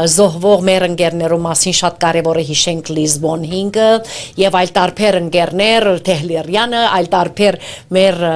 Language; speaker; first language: Armenian; early bilingual, heritage; Armenian